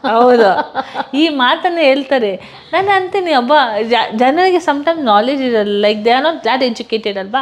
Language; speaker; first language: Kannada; non-native, local second language; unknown